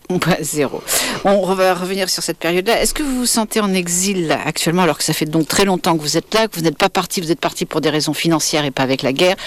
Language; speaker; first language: French; native; French